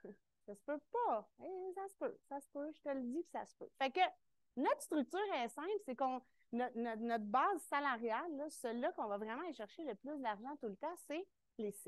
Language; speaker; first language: French; native; French